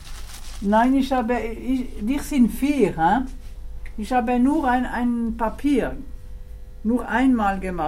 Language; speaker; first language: German; non-native, local second language; French